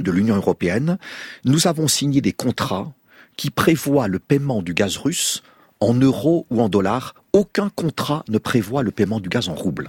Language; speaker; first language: French; native; French